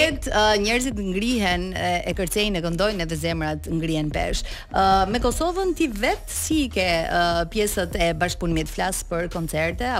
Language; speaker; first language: Albanian; native; Albanian